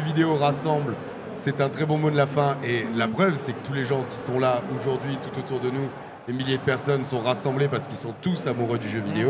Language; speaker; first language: French; native; French